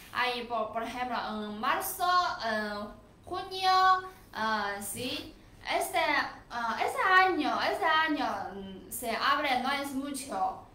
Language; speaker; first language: Spanish; non-native, learner; Chinese